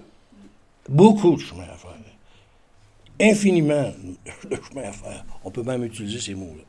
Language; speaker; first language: French; native; French